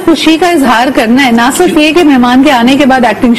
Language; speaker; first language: Urdu; native; Urdu